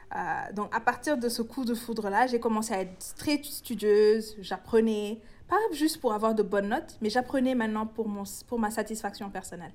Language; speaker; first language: French; non-native, local second language; Wolof